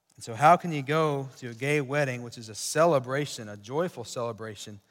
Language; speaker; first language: English; native; English